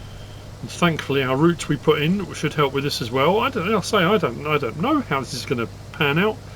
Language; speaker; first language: English; native; English